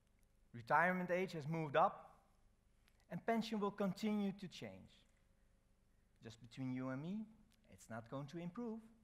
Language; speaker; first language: English; non-native, fluent; Dutch